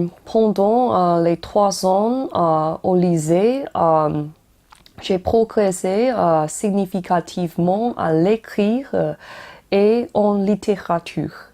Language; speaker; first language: French; non-native, learner; Chinese